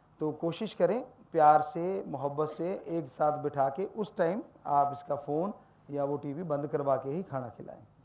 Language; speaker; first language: Hindi; non-native, local second language; Punjabi